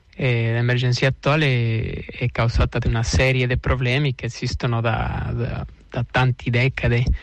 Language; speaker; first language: Italian; non-native, fluent; Spanish